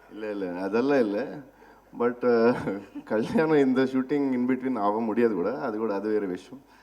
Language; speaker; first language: Tamil; non-native, local second language; Telugu